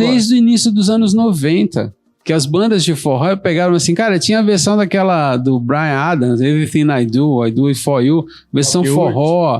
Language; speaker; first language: Portuguese; native; Portuguese